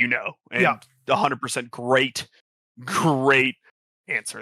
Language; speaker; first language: English; native; English